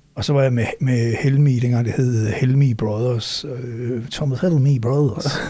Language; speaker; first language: Danish; native; Danish